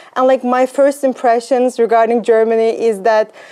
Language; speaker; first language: English; non-native, fluent; Turkish